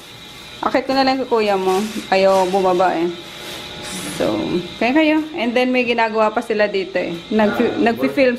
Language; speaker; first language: Filipino; native; Filipino